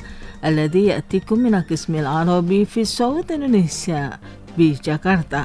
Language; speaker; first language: Arabic; non-native, fluent; Indonesian